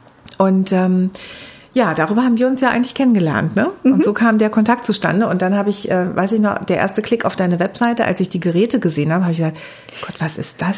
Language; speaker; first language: German; native; German